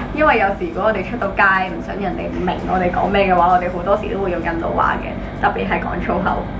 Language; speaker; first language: Cantonese; early bilingual, other home language; Hindi